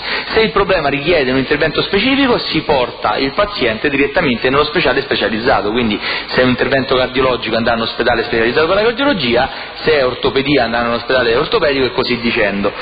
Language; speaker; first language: Italian; native; Italian